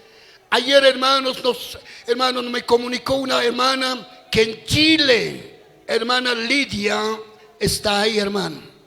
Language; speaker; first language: Spanish; native; Spanish